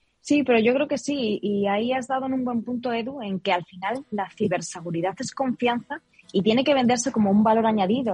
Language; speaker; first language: Spanish; native; Spanish